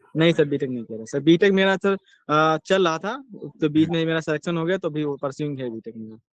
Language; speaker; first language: Hindi; native; Hindi